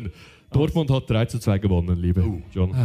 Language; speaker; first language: German; native; German